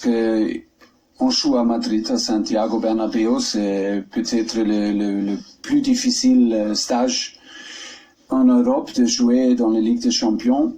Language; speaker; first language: French; non-native, learner; German